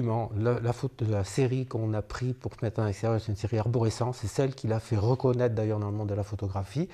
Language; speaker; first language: French; native; French